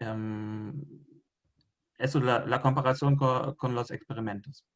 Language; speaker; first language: Spanish; non-native, fluent; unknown